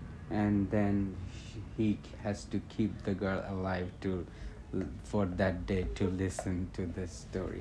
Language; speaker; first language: English; non-native, learner; Bangla